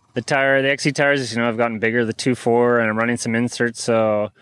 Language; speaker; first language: English; native; English